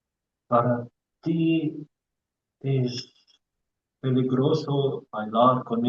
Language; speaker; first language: Spanish; non-native, learner; English